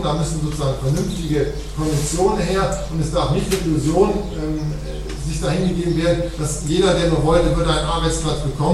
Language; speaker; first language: German; native; German